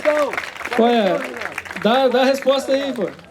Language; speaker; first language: Portuguese; native; Portuguese